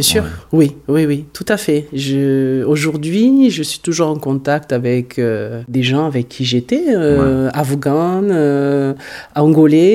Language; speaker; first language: French; early bilingual, other home language; Hungarian